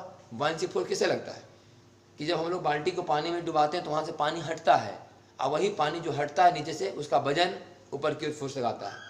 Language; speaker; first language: Hindi; native; Hindi